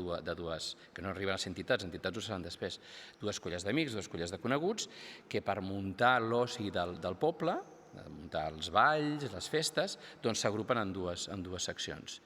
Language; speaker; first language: Catalan; native; Catalan